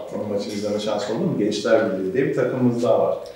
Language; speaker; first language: Turkish; native; Turkish